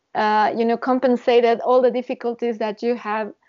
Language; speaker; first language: English; non-native, fluent; Spanish